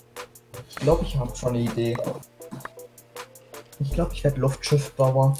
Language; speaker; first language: German; native; German